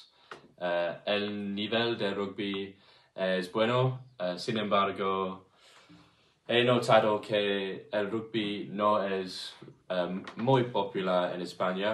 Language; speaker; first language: Spanish; non-native, learner; English